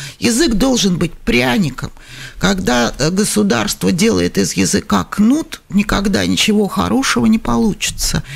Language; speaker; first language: Russian; native; Russian